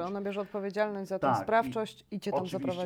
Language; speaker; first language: Polish; native; Polish